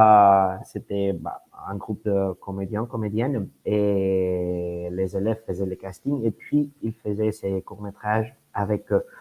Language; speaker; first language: French; non-native, fluent; Spanish